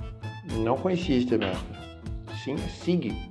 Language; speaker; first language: Portuguese; non-native, fluent; French